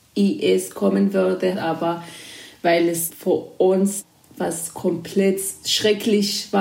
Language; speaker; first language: German; non-native, fluent; Kurdish